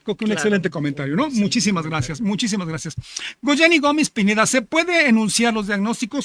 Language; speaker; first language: Spanish; native; Spanish